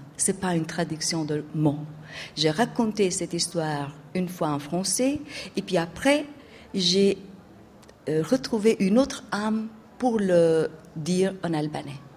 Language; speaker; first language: French; non-native, fluent; Albanian